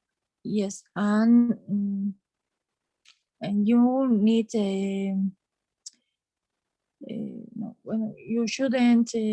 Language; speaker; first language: English; non-native, learner; Spanish